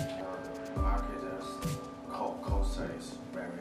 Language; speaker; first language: English; non-native, learner; Chinese